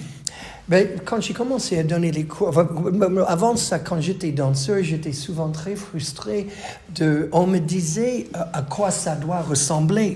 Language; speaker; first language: French; non-native, fluent; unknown